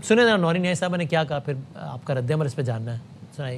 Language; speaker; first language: Urdu; native; Urdu